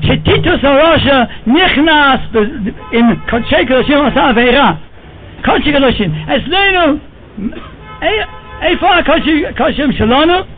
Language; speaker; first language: Hebrew; non-native, fluent; English